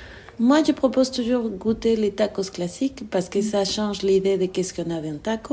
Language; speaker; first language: French; non-native, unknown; Spanish